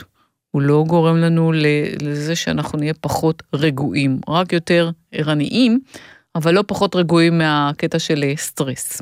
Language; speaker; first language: Hebrew; native; Hebrew